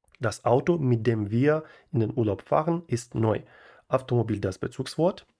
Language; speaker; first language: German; non-native, fluent; Ukrainian